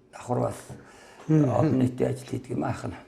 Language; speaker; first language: Mongolian; native; Mongolian